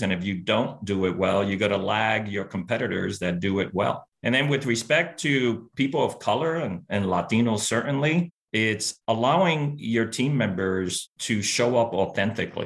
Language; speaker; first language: English; early bilingual, other home language; Spanish